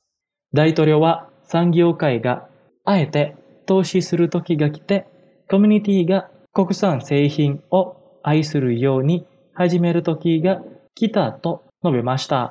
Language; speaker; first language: Japanese; non-native, fluent; Indonesian